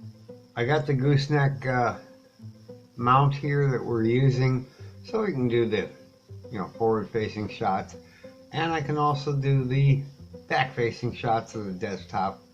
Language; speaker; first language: English; native; English